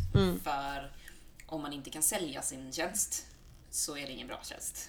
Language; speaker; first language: Swedish; native; Swedish